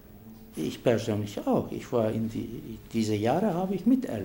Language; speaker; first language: German; non-native, fluent; Turkish